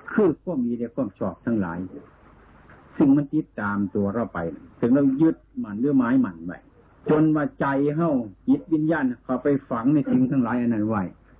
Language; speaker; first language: Thai; native; Thai